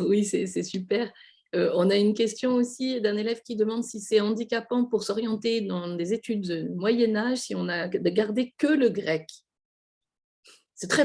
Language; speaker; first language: French; native; French